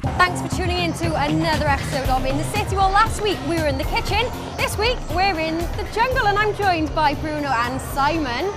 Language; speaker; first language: English; native; English